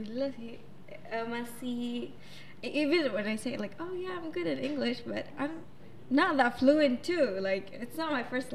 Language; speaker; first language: English; non-native, fluent; Arabic